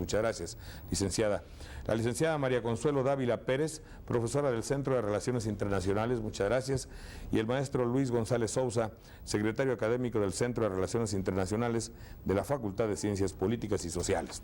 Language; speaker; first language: Spanish; native; Spanish